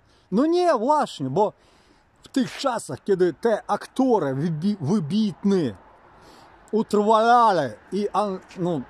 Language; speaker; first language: Polish; non-native, fluent; Ukrainian